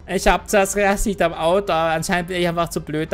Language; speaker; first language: German; native; German